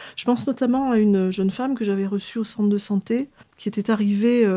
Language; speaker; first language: French; native; French